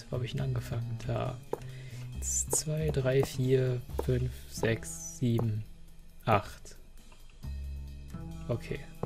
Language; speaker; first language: German; native; German